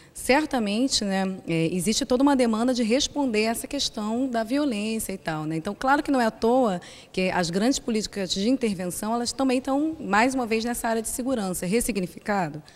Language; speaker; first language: Portuguese; native; Portuguese